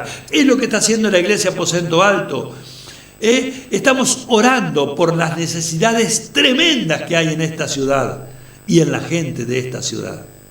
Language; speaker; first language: Spanish; native; Spanish